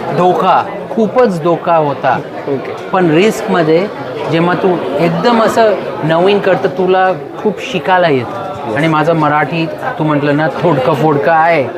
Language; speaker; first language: Marathi; early bilingual, heritage; English